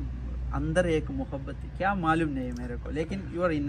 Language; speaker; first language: Hindi; non-native, local second language; Malayalam